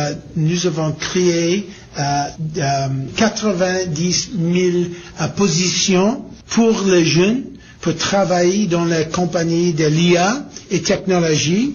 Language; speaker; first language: French; non-native, learner; English